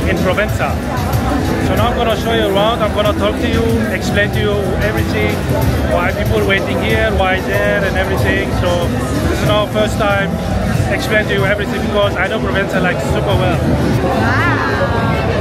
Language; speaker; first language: English; non-native, fluent; Arabic